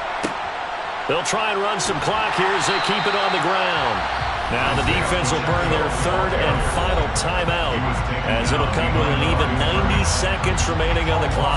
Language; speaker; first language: English; native; English